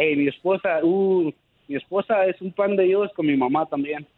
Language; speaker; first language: Spanish; native; Spanish